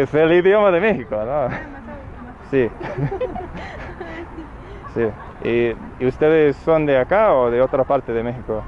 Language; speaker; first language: Spanish; non-native, learner; English